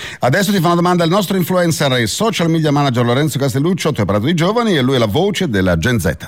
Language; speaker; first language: Italian; native; Italian